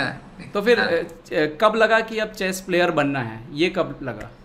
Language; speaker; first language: Hindi; native; Hindi